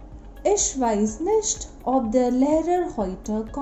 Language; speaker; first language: German; non-native, fluent; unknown